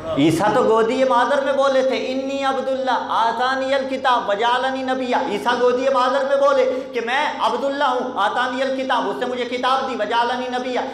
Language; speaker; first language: Urdu; non-native, local second language; Punjabi